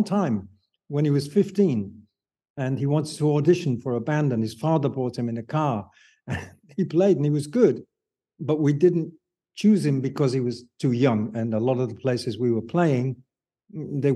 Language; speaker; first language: English; native; English